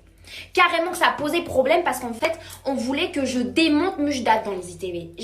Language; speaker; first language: French; native; French